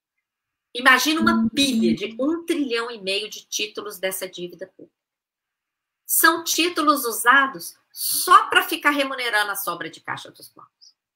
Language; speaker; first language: Portuguese; native; Portuguese